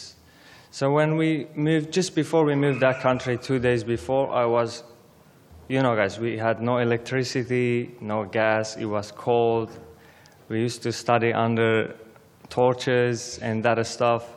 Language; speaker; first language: English; non-native, learner; Armenian